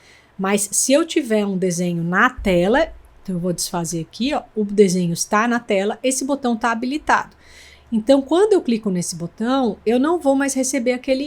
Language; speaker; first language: Portuguese; native; Portuguese